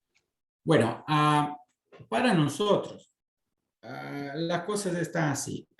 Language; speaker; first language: Spanish; non-native, fluent; Portuguese